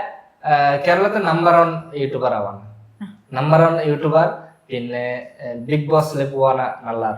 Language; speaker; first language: Malayalam; non-native, learner; Bangla